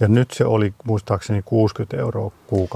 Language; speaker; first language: Finnish; native; Finnish